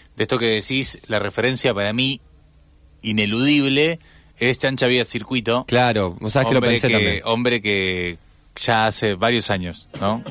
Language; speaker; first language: Spanish; native; Spanish